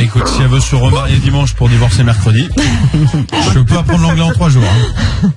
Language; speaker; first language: French; native; French